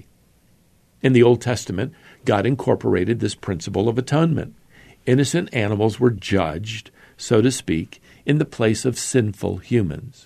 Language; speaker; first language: English; native; English